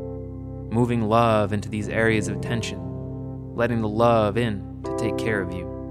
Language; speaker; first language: English; native; English